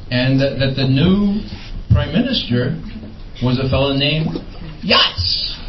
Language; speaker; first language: English; native; English